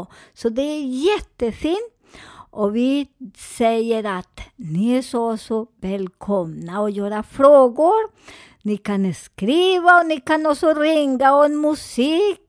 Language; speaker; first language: Swedish; non-native, fluent; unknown